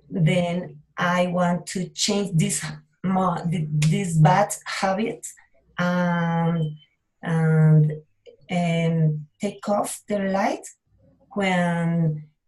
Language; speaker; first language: English; non-native, learner; Spanish